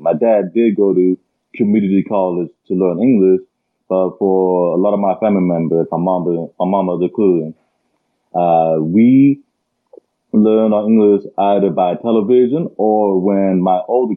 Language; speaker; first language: English; early bilingual, other home language; Arabic